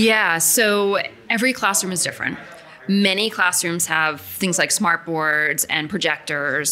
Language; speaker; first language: English; native; English